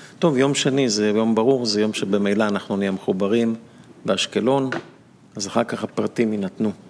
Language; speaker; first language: Hebrew; native; Hebrew